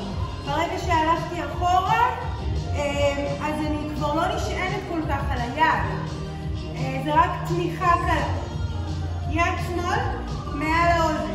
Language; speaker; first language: Hebrew; native; Hebrew